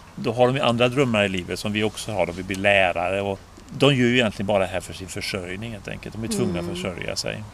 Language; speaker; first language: Swedish; native; Swedish